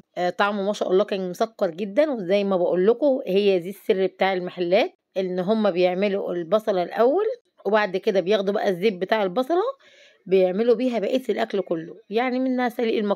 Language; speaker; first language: Arabic; native; Arabic